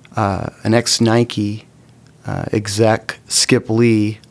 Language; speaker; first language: English; native; English